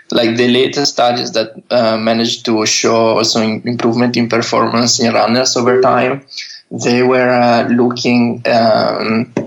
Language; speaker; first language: English; non-native, fluent; Italian